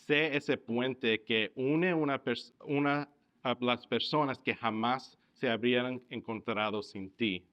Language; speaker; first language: Spanish; early bilingual, heritage; Spanish